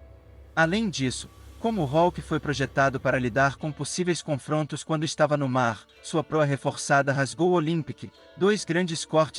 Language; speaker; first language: Portuguese; native; Portuguese